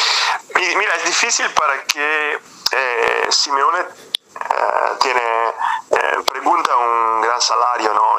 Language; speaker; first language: Spanish; non-native, fluent; Italian